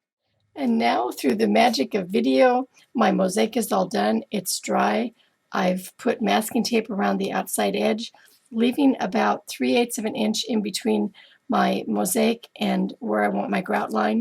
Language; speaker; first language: English; native; English